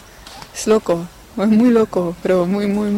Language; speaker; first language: Spanish; non-native, fluent; French